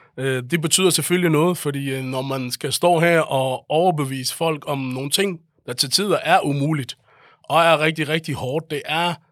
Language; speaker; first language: Danish; early bilingual, other home language; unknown